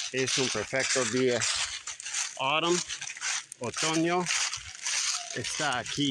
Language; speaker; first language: Spanish; non-native, learner; English